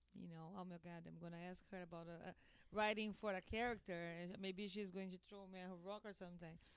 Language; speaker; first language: English; non-native, learner; Portuguese